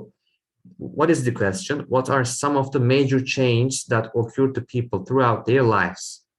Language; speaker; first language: English; non-native, fluent; Turkish